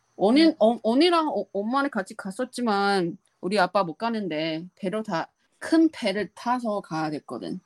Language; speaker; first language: Korean; non-native, learner; Chinese